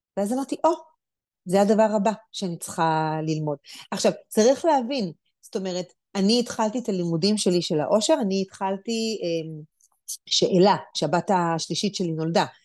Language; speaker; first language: Hebrew; native; Hebrew